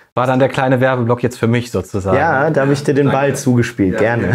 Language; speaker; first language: German; native; German